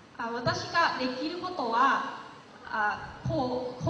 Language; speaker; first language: Japanese; non-native, learner; Lao